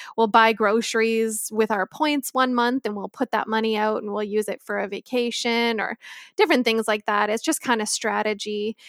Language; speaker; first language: English; native; English